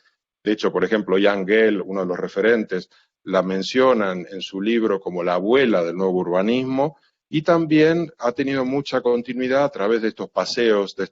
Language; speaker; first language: Spanish; native; Spanish